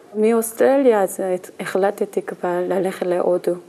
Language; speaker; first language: Hebrew; non-native, fluent; Korean